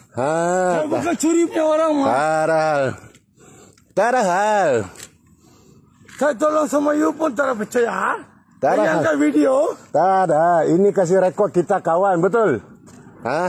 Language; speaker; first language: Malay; non-native, local second language; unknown